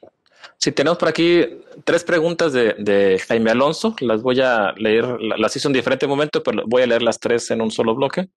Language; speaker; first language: Spanish; native; Spanish